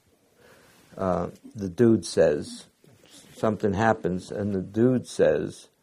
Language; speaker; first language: English; native; English